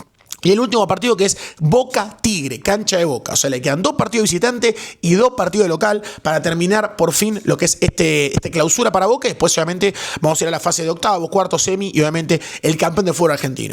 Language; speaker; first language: Spanish; native; Spanish